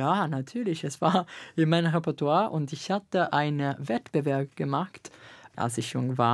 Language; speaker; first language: German; non-native, learner; Italian